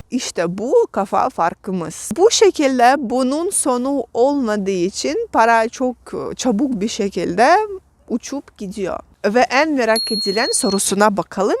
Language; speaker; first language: Turkish; non-native, fluent; Russian